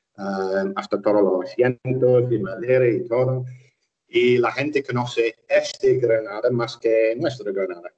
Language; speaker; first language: Spanish; non-native, fluent; English